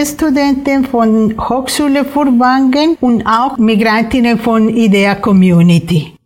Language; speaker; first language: German; non-native, fluent; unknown